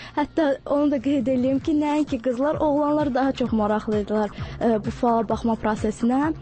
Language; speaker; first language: Azerbaijani; native; Azerbaijani